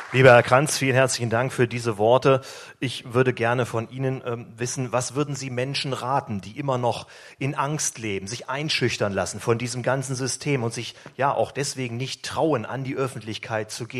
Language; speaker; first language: German; native; German